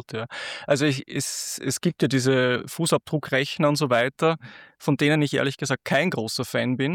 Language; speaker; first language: German; native; German